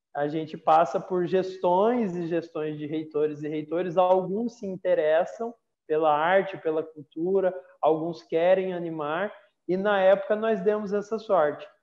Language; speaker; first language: Portuguese; native; Portuguese